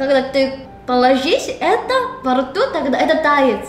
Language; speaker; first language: Russian; non-native, learner; Korean